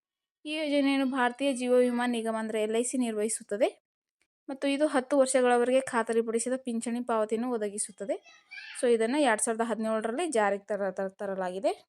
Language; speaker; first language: Kannada; native; Kannada